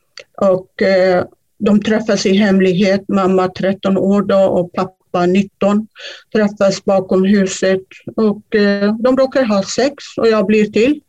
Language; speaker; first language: Swedish; non-native, fluent; Kurdish